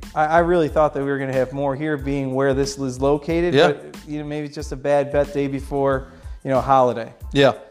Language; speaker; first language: English; native; English